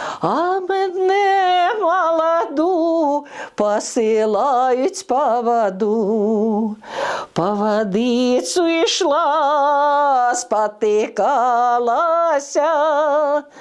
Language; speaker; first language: Ukrainian; native; Ukrainian